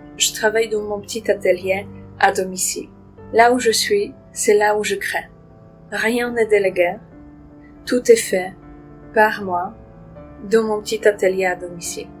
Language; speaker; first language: French; non-native, fluent; Polish